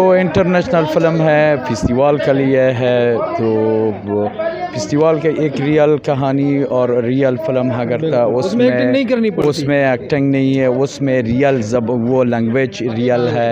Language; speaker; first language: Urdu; non-native, learner; Pashto